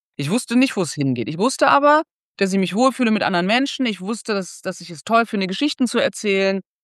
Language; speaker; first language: German; native; German